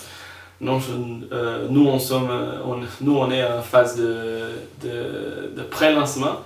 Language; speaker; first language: French; non-native, fluent; Spanish